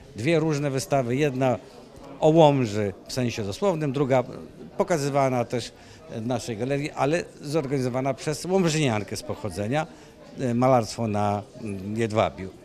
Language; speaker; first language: Polish; native; Polish